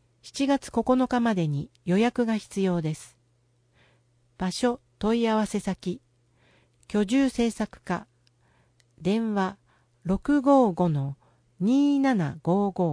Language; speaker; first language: Japanese; native; Japanese